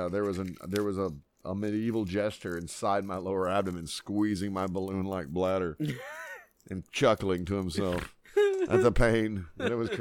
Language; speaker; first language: English; native; English